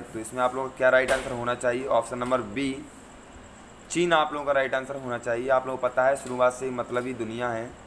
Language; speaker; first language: Hindi; native; Hindi